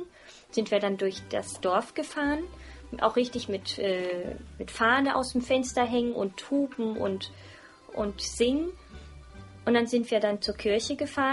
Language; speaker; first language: German; early bilingual, other home language; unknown